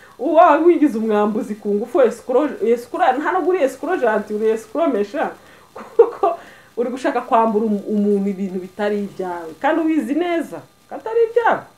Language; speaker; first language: Kinyarwanda; early bilingual, heritage; Kinyarwanda